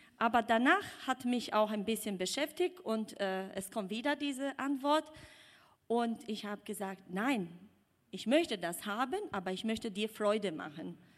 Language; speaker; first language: German; non-native, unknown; Albanian